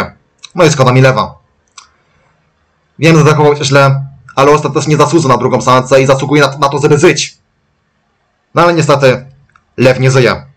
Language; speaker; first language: Polish; native; Polish